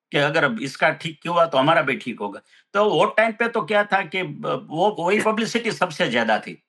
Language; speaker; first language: Hindi; non-native, local second language; Gujarati